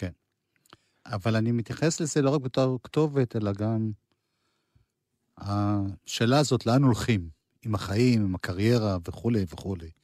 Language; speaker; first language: Hebrew; native; Hebrew